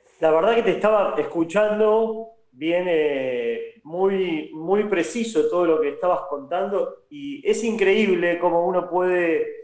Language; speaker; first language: Spanish; native; Spanish